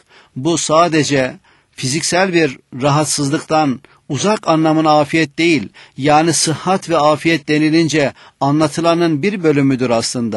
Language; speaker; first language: Turkish; native; Turkish